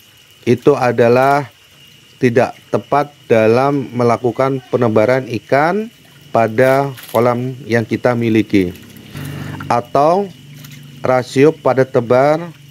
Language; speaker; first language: Indonesian; native; Indonesian